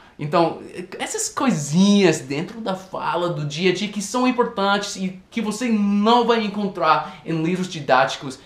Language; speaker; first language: Portuguese; non-native, fluent; English